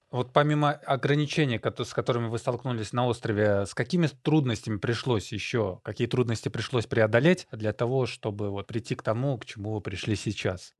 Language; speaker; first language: Russian; native; Russian